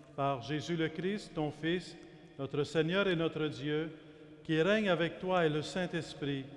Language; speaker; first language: French; native; French